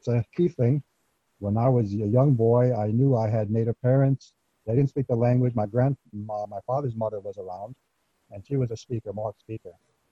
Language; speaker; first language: English; native; English